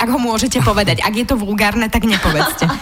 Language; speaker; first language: Slovak; native; Slovak